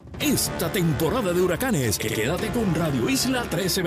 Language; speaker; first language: Spanish; native; Spanish